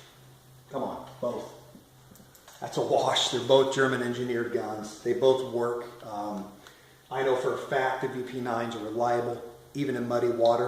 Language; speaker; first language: English; native; English